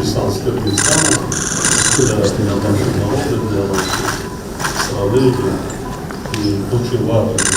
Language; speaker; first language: Russian; non-native, local second language; Tajik